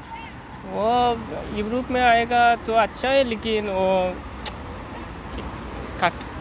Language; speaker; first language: Hindi; non-native, learner; Bangla